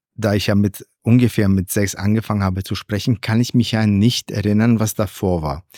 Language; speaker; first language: German; non-native, fluent; Polish